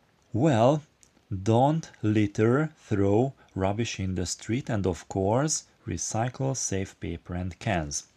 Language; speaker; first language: English; non-native, fluent; Hungarian